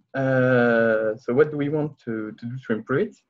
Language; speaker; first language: English; non-native, learner; French